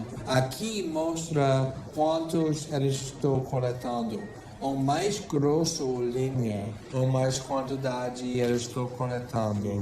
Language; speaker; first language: Portuguese; non-native, fluent; English